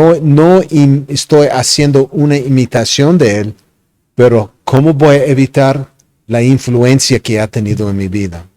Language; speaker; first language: Spanish; non-native, fluent; English